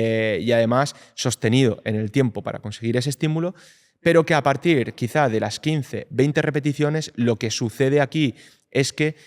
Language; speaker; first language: Spanish; native; Spanish